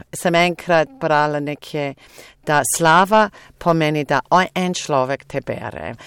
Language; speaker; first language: Slovenian; non-native, fluent; English